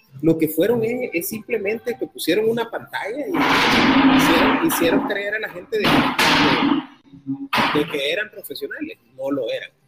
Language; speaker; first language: Spanish; native; Spanish